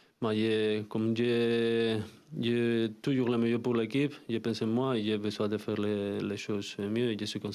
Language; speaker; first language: French; non-native, fluent; Spanish